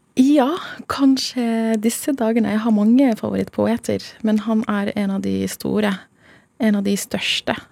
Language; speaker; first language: Norwegian; non-native, fluent; Arabic